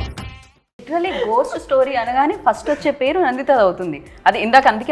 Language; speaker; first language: Telugu; native; Telugu